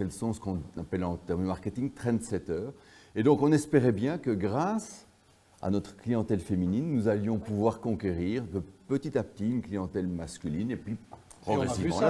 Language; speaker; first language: French; native; French